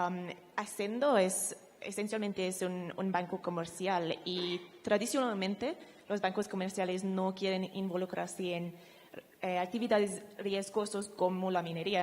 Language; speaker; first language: Spanish; non-native, fluent; English